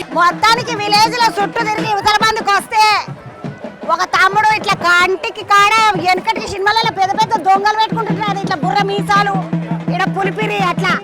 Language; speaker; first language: Telugu; native; Telugu